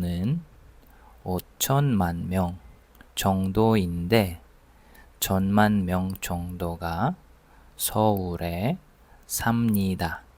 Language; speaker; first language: Korean; non-native, fluent; Russian